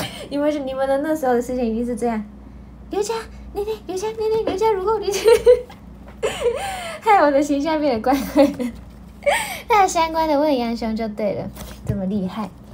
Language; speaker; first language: Chinese; non-native, fluent; Japanese